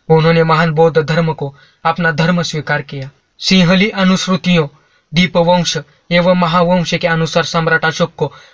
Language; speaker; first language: Hindi; non-native, local second language; Marathi